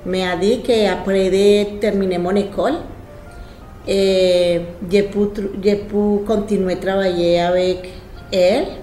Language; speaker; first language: French; non-native, learner; Spanish